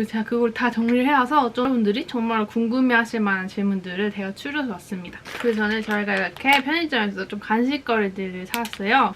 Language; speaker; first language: Korean; native; Korean